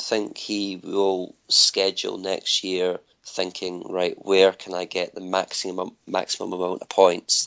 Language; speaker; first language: English; native; English